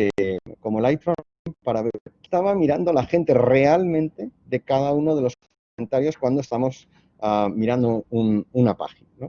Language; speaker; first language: Spanish; native; Spanish